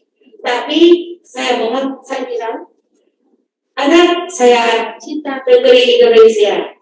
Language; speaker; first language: Indonesian; non-native, fluent; Vietnamese